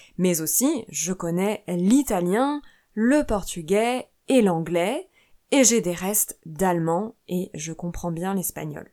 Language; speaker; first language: French; native; French